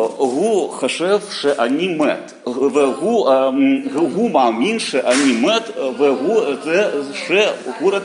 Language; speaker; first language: Hebrew; non-native, learner; Russian